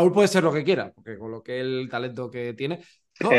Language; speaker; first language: Spanish; native; Spanish